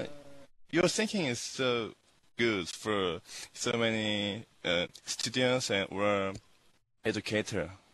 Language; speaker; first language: English; non-native, learner; Korean